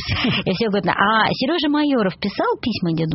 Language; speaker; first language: Russian; native; Russian